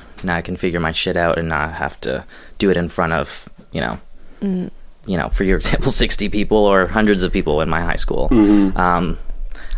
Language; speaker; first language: English; native; English